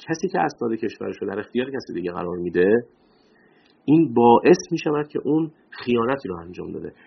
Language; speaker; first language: Persian; native; Persian